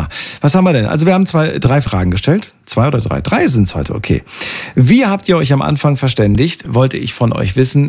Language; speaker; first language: German; native; German